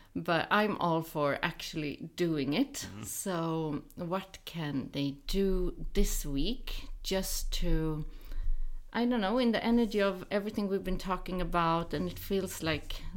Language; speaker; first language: English; non-native, fluent; Swedish